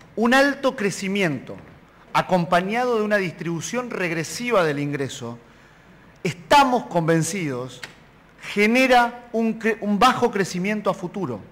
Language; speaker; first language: Spanish; native; Spanish